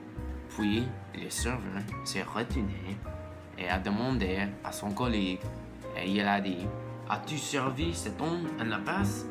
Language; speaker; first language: French; non-native, learner; English